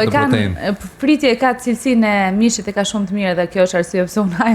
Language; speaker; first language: Albanian; native; Albanian